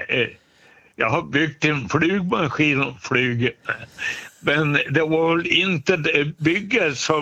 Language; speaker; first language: Swedish; native; Swedish